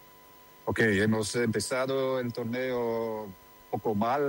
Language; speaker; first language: Spanish; non-native, learner; Dutch